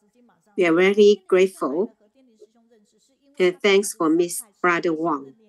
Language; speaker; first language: English; non-native, learner; Chinese